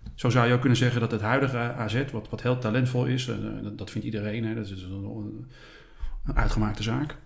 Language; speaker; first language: Dutch; native; Dutch